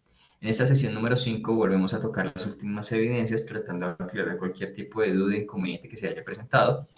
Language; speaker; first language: Spanish; native; Spanish